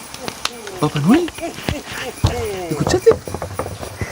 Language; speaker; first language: Spanish; native; Spanish